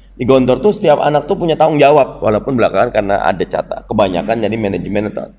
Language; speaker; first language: Indonesian; native; Indonesian